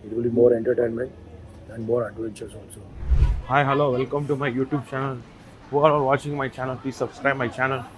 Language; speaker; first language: English; non-native, local second language; Kannada